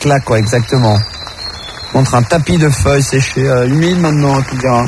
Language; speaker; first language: French; native; French